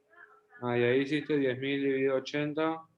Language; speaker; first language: Spanish; native; Spanish